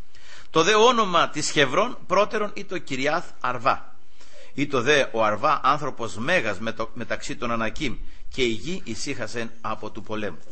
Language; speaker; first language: Greek; native; Greek